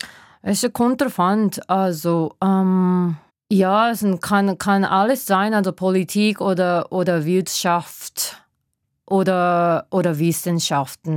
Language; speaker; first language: German; non-native, fluent; Japanese